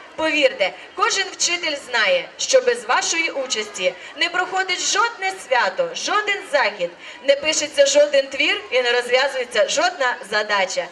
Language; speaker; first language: Ukrainian; native; Ukrainian